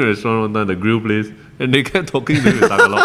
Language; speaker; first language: English; non-native, local second language; Chinese